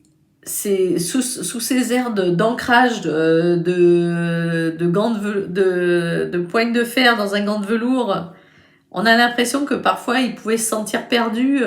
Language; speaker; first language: French; native; French